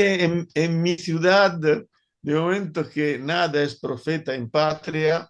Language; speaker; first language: Spanish; non-native, fluent; Italian